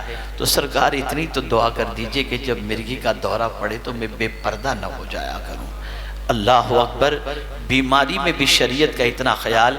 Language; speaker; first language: Urdu; native; Urdu